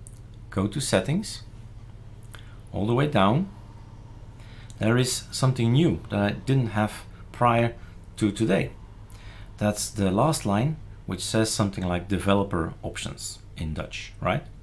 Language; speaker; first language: English; non-native, fluent; Dutch